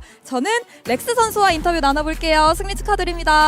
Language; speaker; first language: Korean; native; Korean